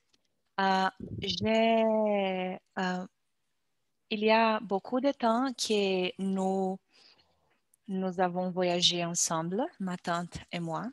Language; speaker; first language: French; non-native, learner; Portuguese